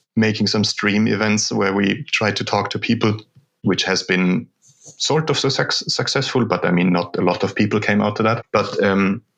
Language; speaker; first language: English; non-native, fluent; German